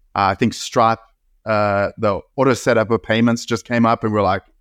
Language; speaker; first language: English; native; English